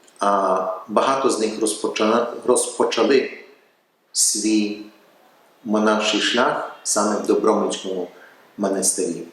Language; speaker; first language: Ukrainian; early bilingual, heritage; Ukrainian